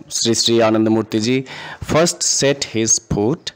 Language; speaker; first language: English; non-native, local second language; Bangla